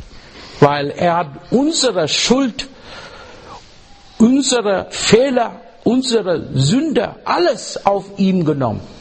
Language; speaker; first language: German; non-native, learner; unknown